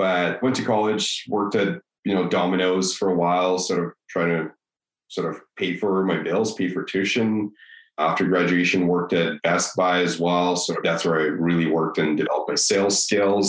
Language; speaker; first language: English; non-native, fluent; Russian